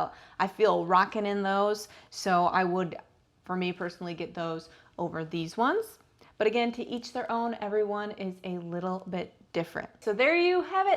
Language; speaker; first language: English; native; English